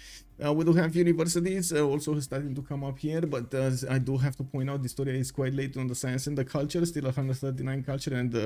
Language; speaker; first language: English; non-native, fluent; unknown